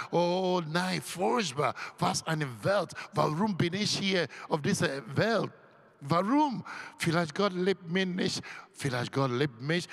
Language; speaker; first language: German; non-native, learner; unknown